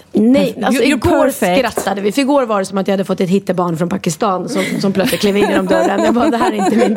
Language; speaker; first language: Swedish; native; Swedish